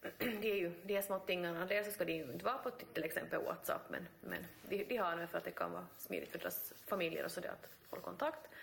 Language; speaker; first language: Swedish; native; Swedish